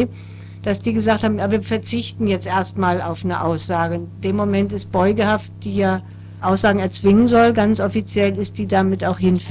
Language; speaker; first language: German; native; German